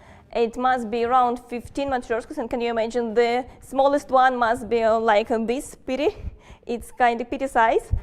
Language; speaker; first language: English; non-native, fluent; Russian